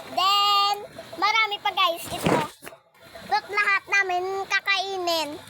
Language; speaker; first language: Filipino; native; Filipino